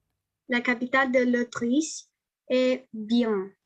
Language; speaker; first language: French; non-native, learner; Romanian